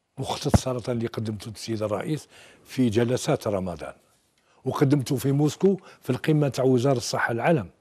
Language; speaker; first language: Arabic; native; Arabic